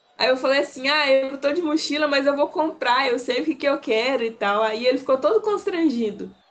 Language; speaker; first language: Portuguese; native; Portuguese